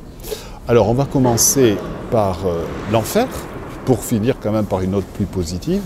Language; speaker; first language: French; native; French